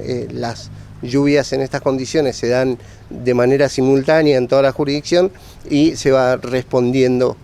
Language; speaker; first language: Spanish; native; Spanish